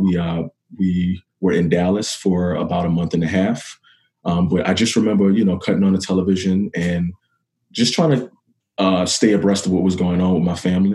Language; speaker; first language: English; native; English